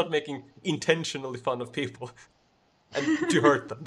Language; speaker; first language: English; non-native, fluent; Swedish